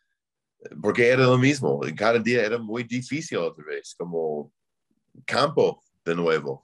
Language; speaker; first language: Spanish; non-native, learner; English